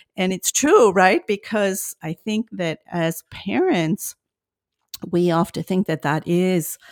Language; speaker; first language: English; non-native, fluent; French